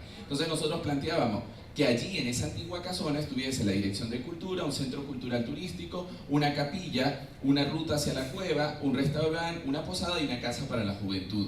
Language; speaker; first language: Spanish; native; Spanish